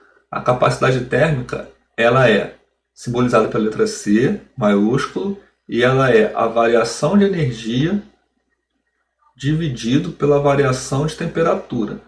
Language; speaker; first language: Portuguese; native; Portuguese